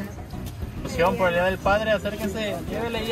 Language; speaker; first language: Spanish; native; Spanish